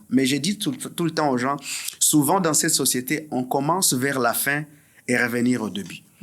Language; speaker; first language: French; non-native, local second language; Swahili